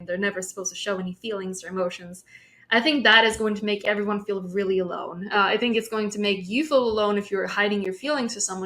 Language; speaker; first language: English; non-native, fluent; Swedish